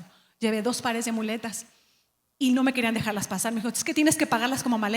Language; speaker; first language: Spanish; native; Spanish